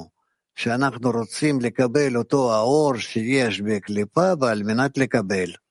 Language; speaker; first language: Hebrew; non-native, fluent; Russian